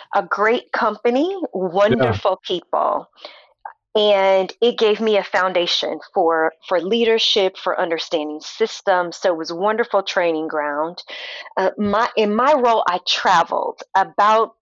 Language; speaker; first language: English; native; English